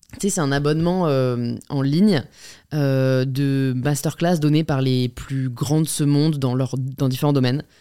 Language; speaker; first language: French; native; French